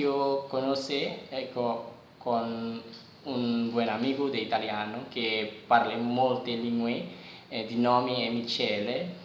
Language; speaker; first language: Italian; non-native, learner; Indonesian